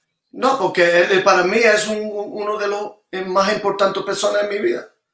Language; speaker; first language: Spanish; early bilingual, other home language; English